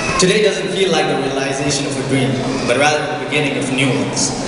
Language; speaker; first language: English; non-native, local second language; Nepali